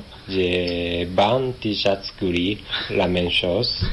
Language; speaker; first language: French; non-native, learner; Japanese